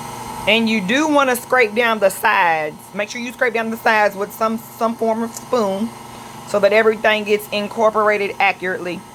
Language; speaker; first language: English; native; English